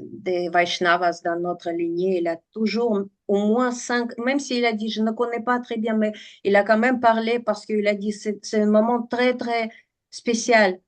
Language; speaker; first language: French; non-native, fluent; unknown